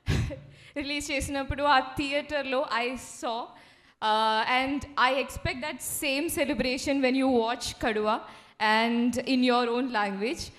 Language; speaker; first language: Telugu; non-native, local second language; Malayalam